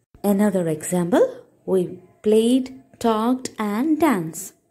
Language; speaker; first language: English; non-native, local second language; Malayalam